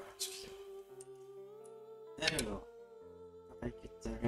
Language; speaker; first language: French; native; French